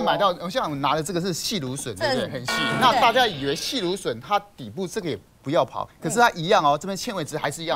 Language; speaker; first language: Chinese; native; Chinese